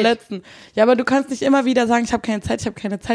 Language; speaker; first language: German; native; German